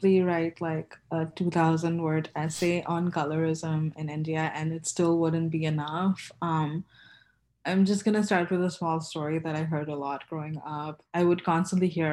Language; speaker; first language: English; non-native, local second language; Bangla